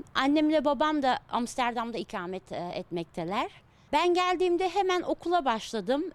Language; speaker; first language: Turkish; early bilingual, heritage; Turkish